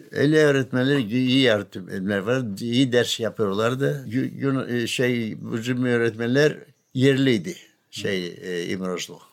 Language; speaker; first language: Turkish; non-native, local second language; Greek